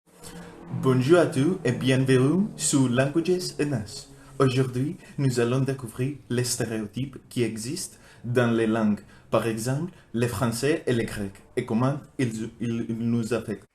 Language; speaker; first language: French; non-native, learner; Greek